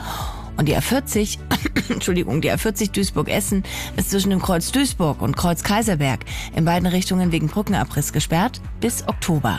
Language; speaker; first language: German; native; German